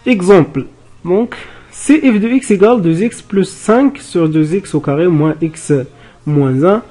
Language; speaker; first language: French; non-native, local second language; Arabic